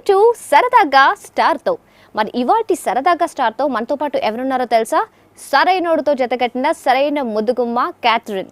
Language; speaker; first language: Telugu; native; Telugu